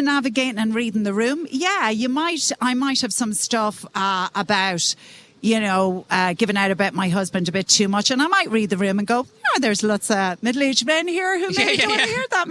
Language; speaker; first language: English; native; English